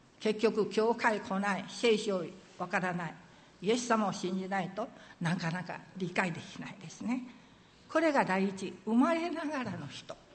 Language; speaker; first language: Japanese; non-native, fluent; Min Nan Chinese